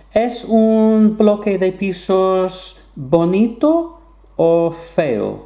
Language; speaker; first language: Spanish; non-native, fluent; English